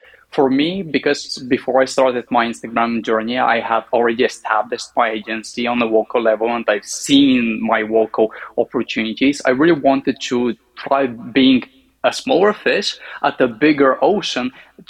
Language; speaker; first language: English; non-native, fluent; Bulgarian